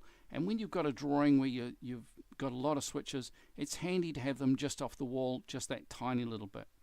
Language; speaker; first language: English; native; English